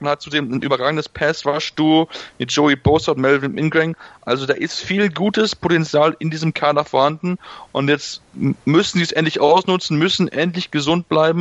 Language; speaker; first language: German; native; German